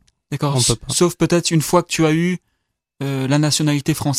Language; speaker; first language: French; native; French